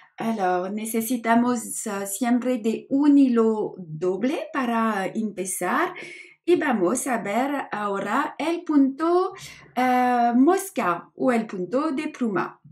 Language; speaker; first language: Spanish; non-native, learner; French